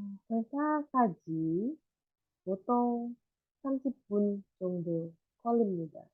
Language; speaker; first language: Korean; non-native, fluent; Indonesian